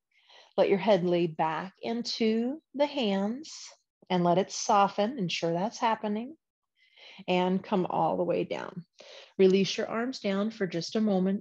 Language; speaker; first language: English; native; English